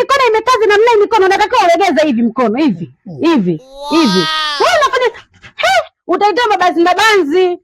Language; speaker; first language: Swahili; native; Swahili